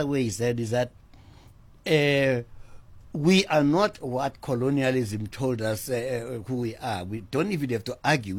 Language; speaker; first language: English; non-native, local second language; Zulu